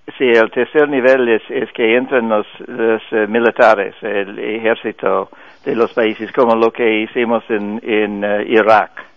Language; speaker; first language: Spanish; non-native, fluent; English